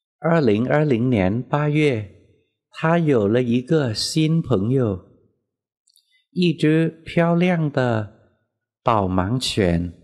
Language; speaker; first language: Chinese; non-native, fluent; Vietnamese